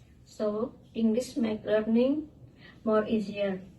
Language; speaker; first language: English; non-native, learner; Indonesian